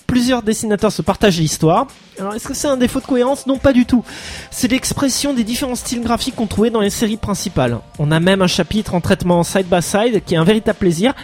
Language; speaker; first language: French; native; French